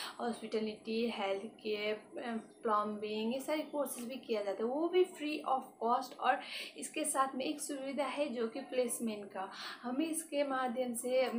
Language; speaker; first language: Hindi; non-native, local second language; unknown